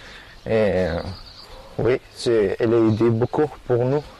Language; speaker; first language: French; non-native, learner; Persian